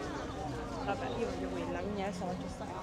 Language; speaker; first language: Italian; native; Italian